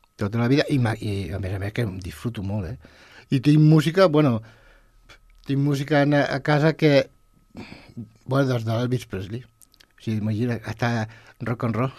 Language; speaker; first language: Catalan; non-native, local second language; Spanish